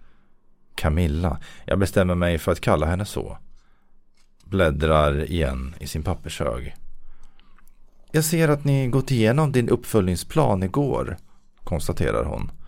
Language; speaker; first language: Swedish; native; Swedish